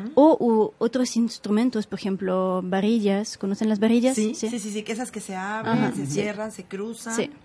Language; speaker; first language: Spanish; non-native, fluent; French